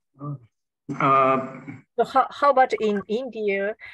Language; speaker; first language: English; non-native, learner; Japanese